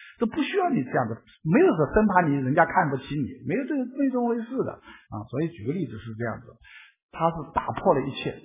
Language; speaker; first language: Chinese; native; Chinese